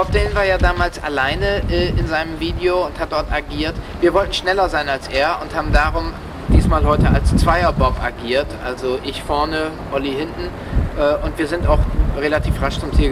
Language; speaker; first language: German; native; German